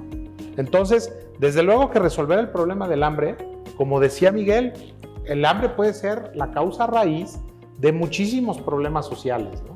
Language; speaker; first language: Spanish; native; Spanish